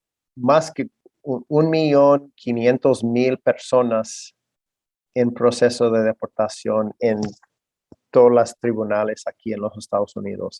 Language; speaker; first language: Spanish; non-native, fluent; English